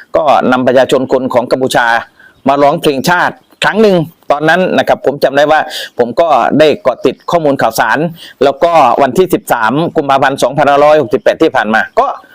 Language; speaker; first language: Thai; native; Thai